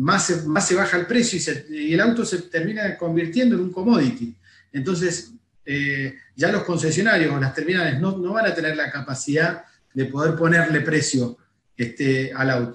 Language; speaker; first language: Spanish; native; Spanish